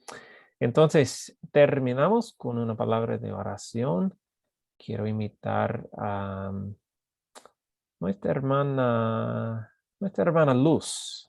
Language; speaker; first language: Spanish; non-native, fluent; English